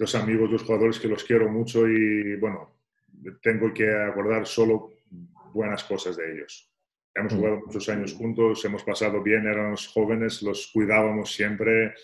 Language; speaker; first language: Spanish; non-native, fluent; Greek